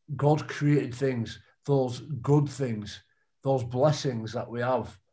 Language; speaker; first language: English; native; English